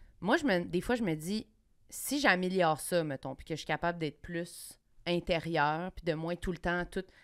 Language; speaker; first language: French; native; French